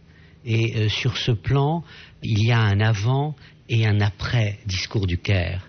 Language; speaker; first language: French; native; French